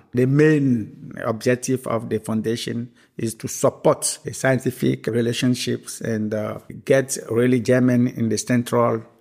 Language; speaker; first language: English; non-native, fluent; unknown